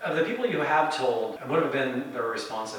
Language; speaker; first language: English; native; English